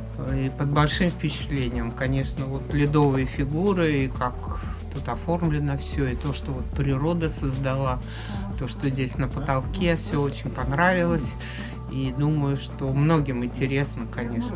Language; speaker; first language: Russian; native; Russian